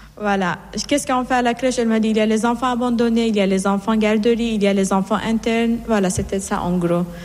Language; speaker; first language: French; non-native, fluent; Persian